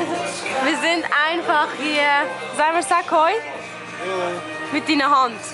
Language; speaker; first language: German; early bilingual, other home language; Albanian